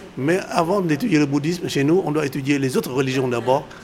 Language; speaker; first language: French; non-native, fluent; Vietnamese